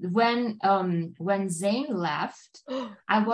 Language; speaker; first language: English; non-native, fluent; German